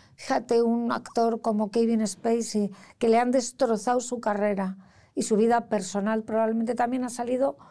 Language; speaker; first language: Spanish; native; Spanish